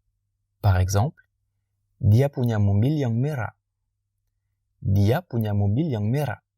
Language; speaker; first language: Indonesian; non-native, fluent; French